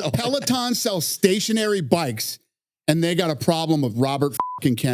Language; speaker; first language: English; native; English